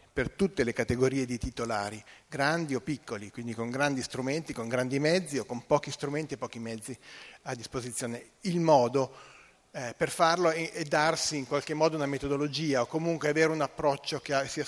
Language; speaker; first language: Italian; native; Italian